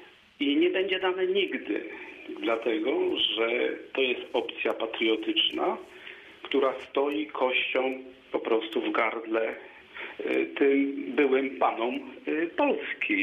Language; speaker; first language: Polish; native; Polish